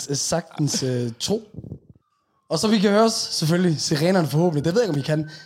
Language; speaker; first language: Danish; native; Danish